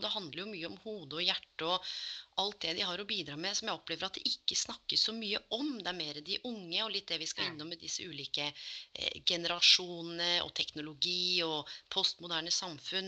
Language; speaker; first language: Norwegian; native; Norwegian